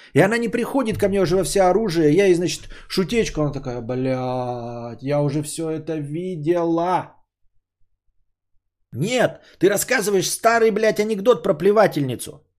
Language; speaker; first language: Russian; native; Russian